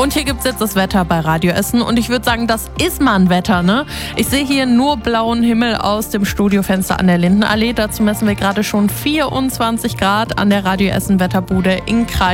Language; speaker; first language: German; native; German